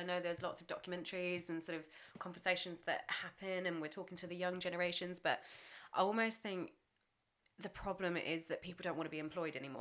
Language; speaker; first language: English; native; English